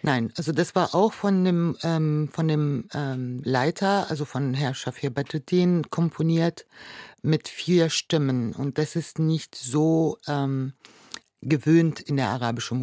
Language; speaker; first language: German; non-native, fluent; Arabic